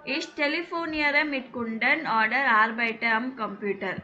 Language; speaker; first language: German; non-native, fluent; Tamil